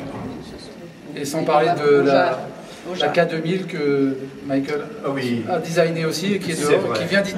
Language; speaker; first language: French; native; French